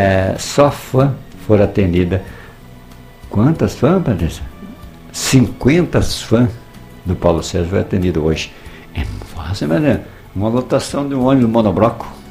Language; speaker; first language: Portuguese; native; Portuguese